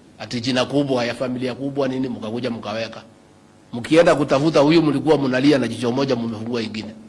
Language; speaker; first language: Swahili; non-native, local second language; Kikuyu